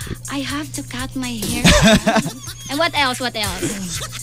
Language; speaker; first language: English; non-native, local second language; Filipino